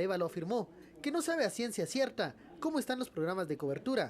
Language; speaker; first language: Spanish; native; Spanish